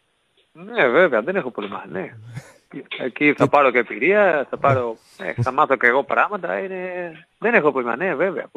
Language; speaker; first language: Greek; non-native, fluent; Spanish